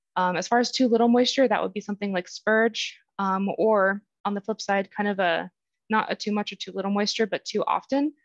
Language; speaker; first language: English; native; English